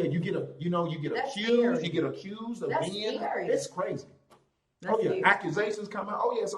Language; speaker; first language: English; native; English